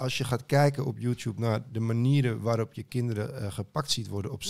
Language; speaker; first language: Dutch; native; Dutch